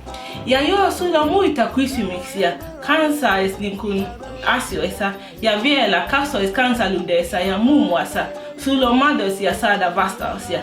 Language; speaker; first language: Finnish; non-native, learner; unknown